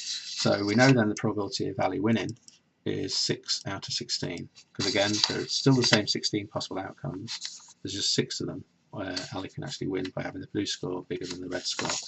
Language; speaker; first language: English; native; English